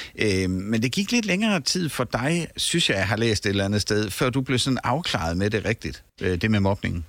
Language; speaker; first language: Danish; native; Danish